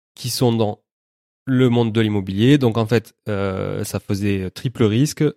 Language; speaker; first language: French; native; French